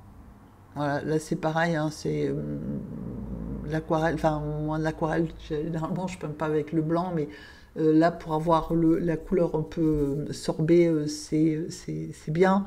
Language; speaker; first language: French; native; French